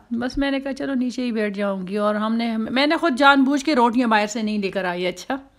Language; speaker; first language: Urdu; native; Urdu